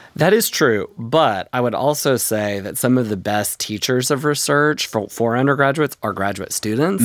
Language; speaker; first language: English; native; English